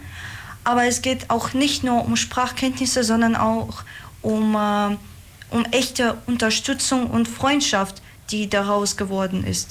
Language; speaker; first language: German; non-native, fluent; Russian